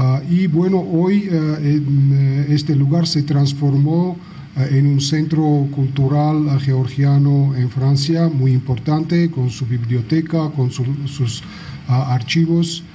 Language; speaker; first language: Spanish; non-native, fluent; Georgian